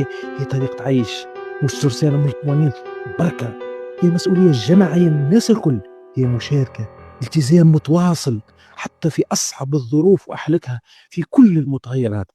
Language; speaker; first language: Arabic; native; Arabic